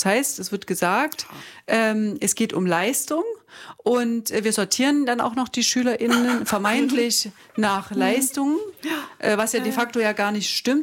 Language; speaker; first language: German; native; German